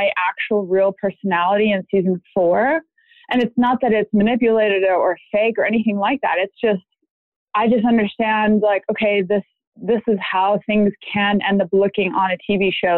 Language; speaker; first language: English; non-native, fluent; German